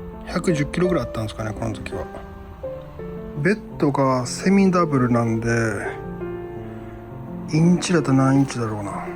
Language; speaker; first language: Japanese; native; Japanese